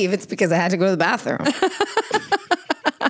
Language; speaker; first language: English; non-native, fluent; Portuguese